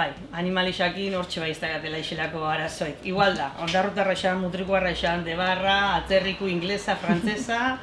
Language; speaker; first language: Basque; native; Basque